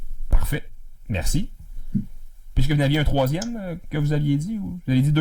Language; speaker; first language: French; native; French